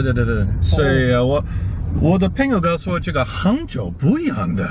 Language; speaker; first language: Chinese; non-native, fluent; English